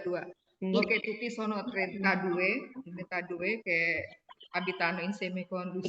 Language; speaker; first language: Italian; non-native, learner; Indonesian